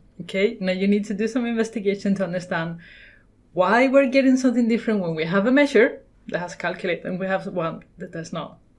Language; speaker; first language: English; non-native, fluent; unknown